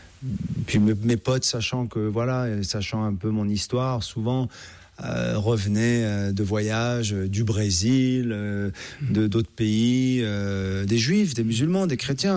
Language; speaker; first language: French; native; French